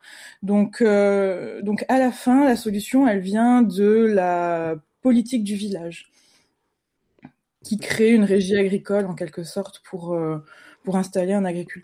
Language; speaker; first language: French; native; French